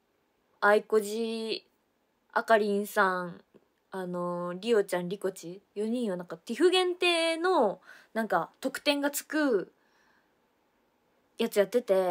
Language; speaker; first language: Japanese; native; Japanese